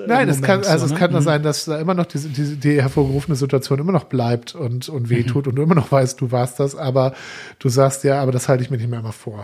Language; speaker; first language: German; native; German